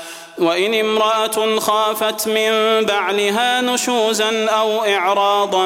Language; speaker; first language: Arabic; native; Arabic